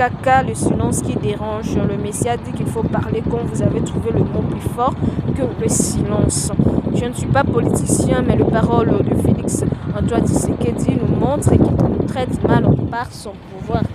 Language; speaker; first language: French; non-native, local second language; Lingala